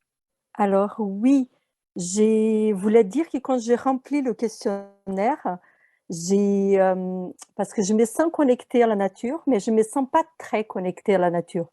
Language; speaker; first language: French; non-native, fluent; Portuguese